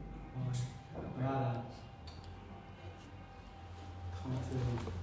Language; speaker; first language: French; non-native, learner; Khmer